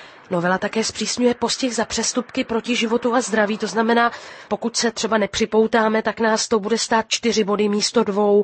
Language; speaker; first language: Czech; native; Czech